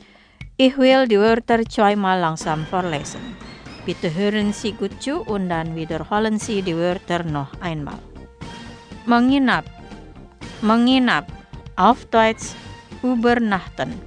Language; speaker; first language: German; non-native, fluent; Indonesian